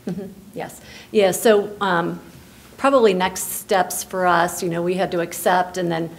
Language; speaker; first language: English; native; English